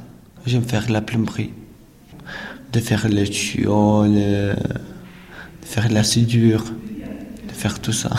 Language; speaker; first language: French; non-native, learner; Albanian